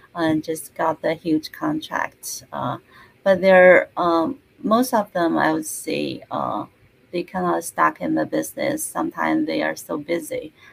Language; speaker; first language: English; non-native, fluent; Chinese